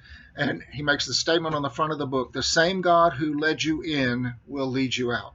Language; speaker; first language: English; native; English